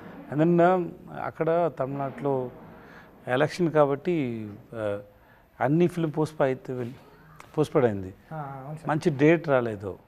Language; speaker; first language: Telugu; non-native, learner; Tamil